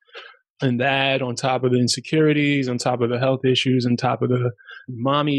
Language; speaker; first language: English; early bilingual, other home language; German